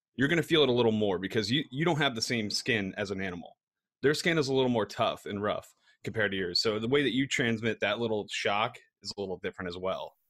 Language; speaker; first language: English; native; English